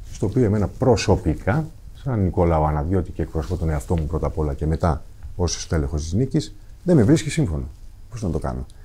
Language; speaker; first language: Greek; native; Greek